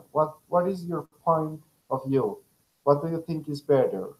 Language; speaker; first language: English; non-native, fluent; Spanish